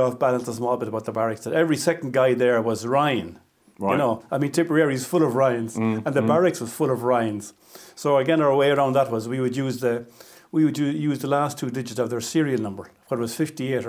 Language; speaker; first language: English; native; English